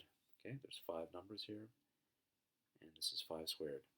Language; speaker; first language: English; native; English